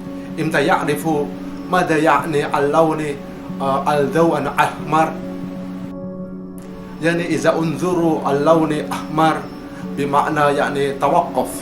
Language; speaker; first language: Arabic; non-native, learner; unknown